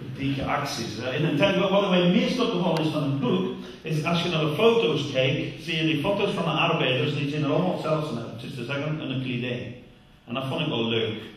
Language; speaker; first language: Dutch; non-native, fluent; English